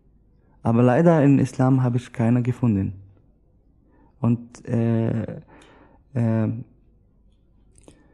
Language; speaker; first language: German; non-native, learner; Arabic